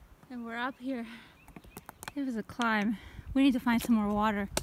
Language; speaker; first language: English; early bilingual, other home language; Spanish